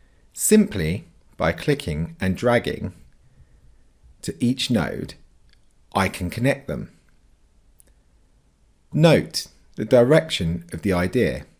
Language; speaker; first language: English; native; English